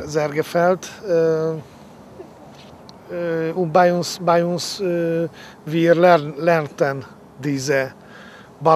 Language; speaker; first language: German; non-native, learner; Hungarian